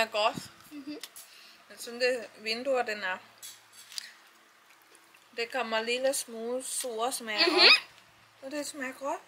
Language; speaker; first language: Danish; non-native, learner; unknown